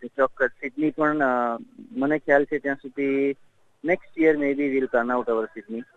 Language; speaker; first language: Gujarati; native; Gujarati